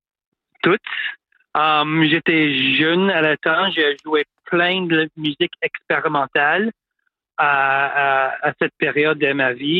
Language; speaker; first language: French; non-native, local second language; English